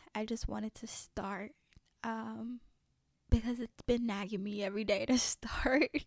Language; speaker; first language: English; early bilingual, other home language; French